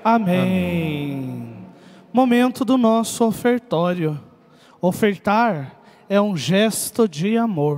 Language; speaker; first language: Portuguese; native; Portuguese